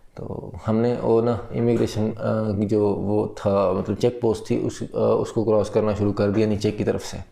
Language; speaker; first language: Urdu; non-native, local second language; Punjabi